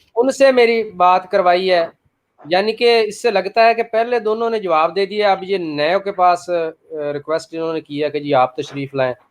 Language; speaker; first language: Urdu; non-native, local second language; Punjabi